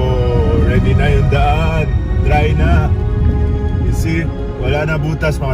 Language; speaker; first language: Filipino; non-native, learner; Arabic